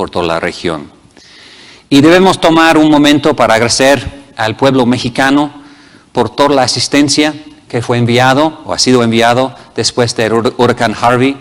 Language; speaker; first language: Spanish; non-native, fluent; English